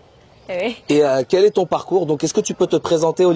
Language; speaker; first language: French; native; French